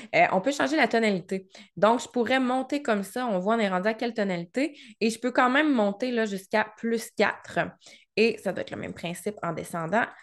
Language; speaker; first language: French; native; French